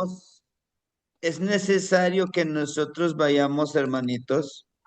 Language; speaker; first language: Spanish; native; Spanish